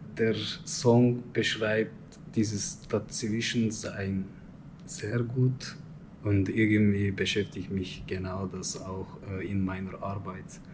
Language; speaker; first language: German; non-native, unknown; Turkish